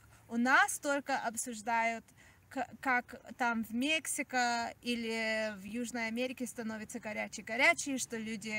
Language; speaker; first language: Russian; early bilingual, heritage; Russian